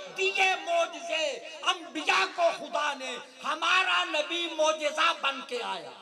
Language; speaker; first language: Urdu; non-native, local second language; Saraiki